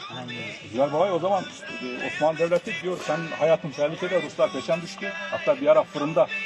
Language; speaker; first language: Turkish; native; Turkish